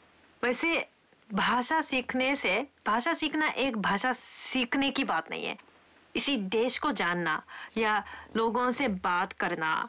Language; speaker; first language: Hindi; non-native, fluent; Japanese